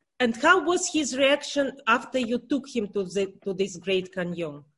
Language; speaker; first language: English; non-native, learner; Russian